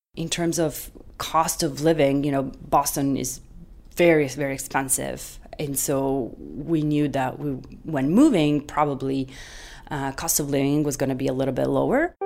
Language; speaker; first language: English; non-native, fluent; Italian